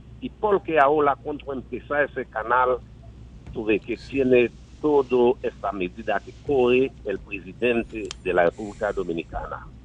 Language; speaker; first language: Spanish; non-native, learner; Haitian Creole